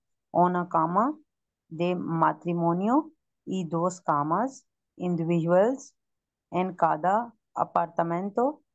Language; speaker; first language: Spanish; non-native, learner; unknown